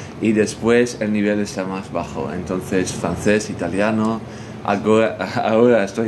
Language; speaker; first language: Spanish; non-native, fluent; Dutch